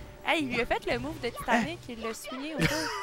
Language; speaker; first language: French; native; French